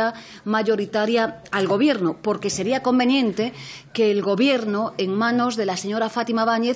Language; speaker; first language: Spanish; native; Spanish